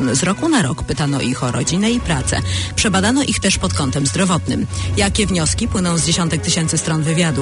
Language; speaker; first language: Polish; native; Polish